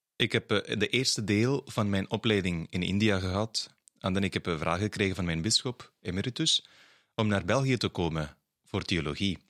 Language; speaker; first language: Dutch; non-native, fluent; Tamil